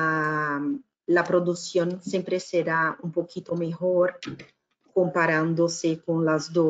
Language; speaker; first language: Spanish; non-native, fluent; Portuguese